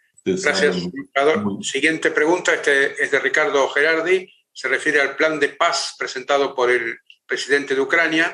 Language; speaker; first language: Spanish; native; Spanish